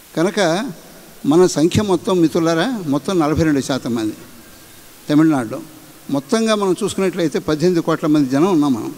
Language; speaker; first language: Telugu; native; Telugu